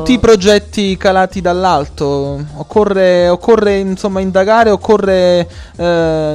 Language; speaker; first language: Italian; native; Italian